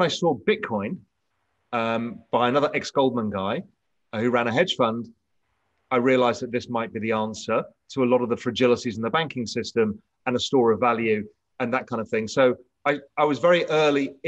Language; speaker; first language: English; native; English